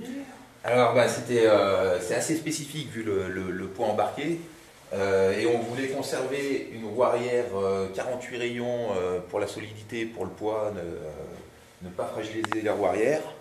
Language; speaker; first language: French; native; French